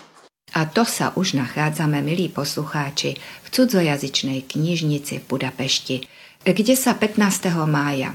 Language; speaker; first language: Slovak; early bilingual, heritage; Slovak